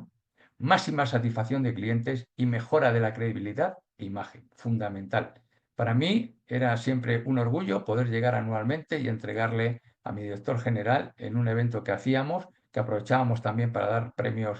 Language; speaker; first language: Spanish; native; Spanish